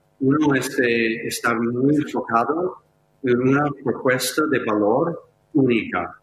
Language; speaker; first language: Spanish; non-native, fluent; English